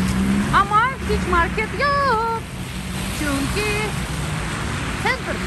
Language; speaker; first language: Turkish; non-native, learner; Russian